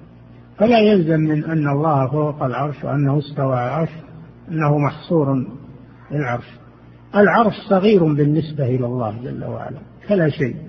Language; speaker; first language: Arabic; native; Arabic